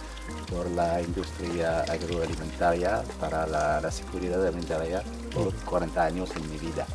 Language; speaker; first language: Spanish; non-native, learner; French